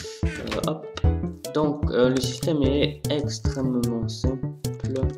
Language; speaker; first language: French; native; French